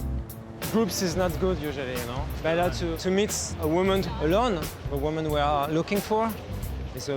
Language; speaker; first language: English; non-native, fluent; French